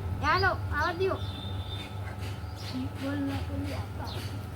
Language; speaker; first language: Hindi; non-native, local second language; Gujarati